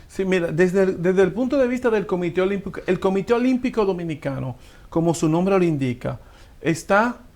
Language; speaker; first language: Spanish; native; Spanish